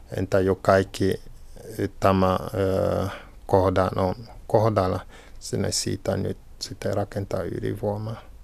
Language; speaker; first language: Finnish; non-native, learner; French